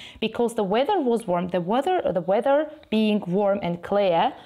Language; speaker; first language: English; non-native, fluent; Azerbaijani